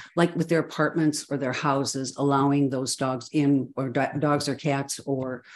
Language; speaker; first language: English; native; English